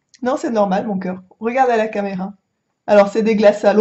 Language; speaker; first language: French; native; French